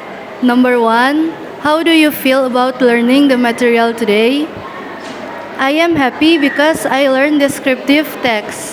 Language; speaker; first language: English; non-native, learner; Indonesian